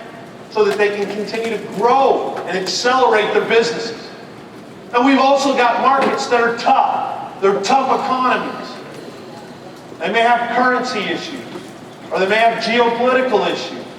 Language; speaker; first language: English; native; English